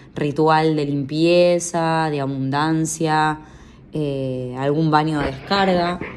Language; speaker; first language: Spanish; native; Spanish